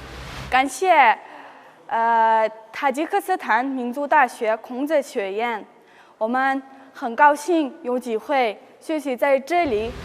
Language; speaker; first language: Chinese; non-native, learner; Tajik